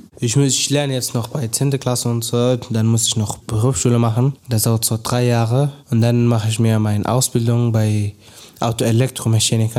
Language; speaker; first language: German; non-native, learner; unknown